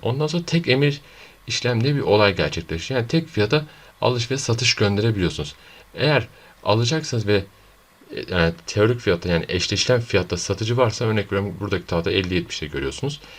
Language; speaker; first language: Turkish; native; Turkish